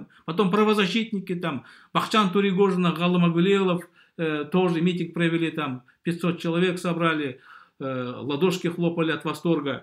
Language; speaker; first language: Russian; native; Russian